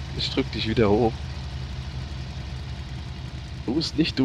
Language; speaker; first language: German; native; German